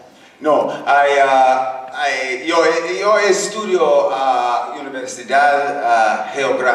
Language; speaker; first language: Spanish; non-native, learner; English